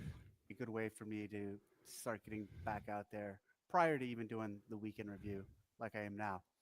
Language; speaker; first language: English; native; English